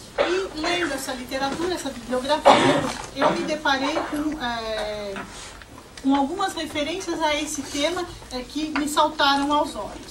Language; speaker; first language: Portuguese; native; Portuguese